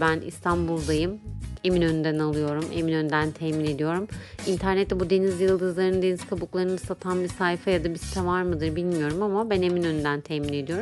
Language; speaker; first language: Turkish; native; Turkish